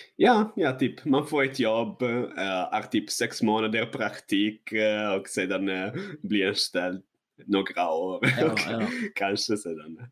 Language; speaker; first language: Swedish; non-native, learner; Italian